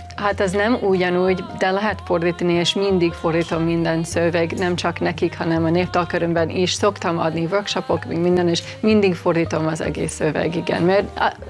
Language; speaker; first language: Hungarian; early bilingual, heritage; English